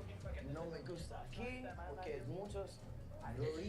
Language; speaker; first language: Spanish; non-native, learner; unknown